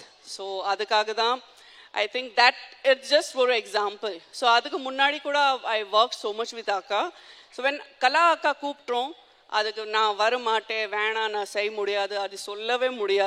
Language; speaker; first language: Tamil; non-native, local second language; Gujarati